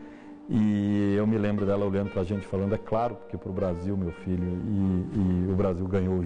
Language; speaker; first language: Portuguese; native; Portuguese